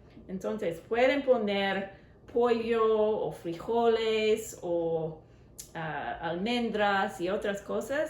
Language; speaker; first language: Spanish; non-native, learner; English